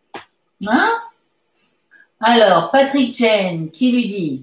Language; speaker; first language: French; native; French